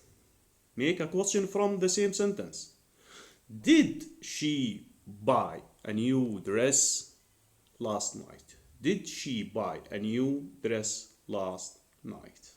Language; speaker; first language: English; non-native, fluent; Arabic